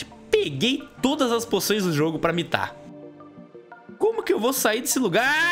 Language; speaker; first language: Portuguese; native; Portuguese